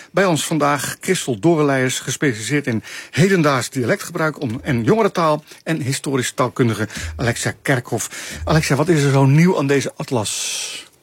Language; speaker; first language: Dutch; native; Dutch